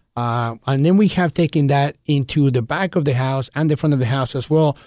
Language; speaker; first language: English; early bilingual, other home language; Spanish